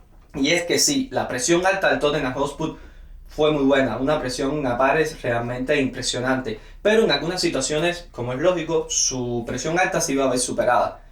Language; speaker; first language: Spanish; native; Spanish